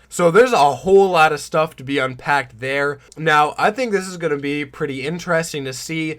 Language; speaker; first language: English; native; English